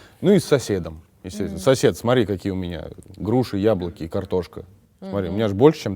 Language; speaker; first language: Russian; native; Russian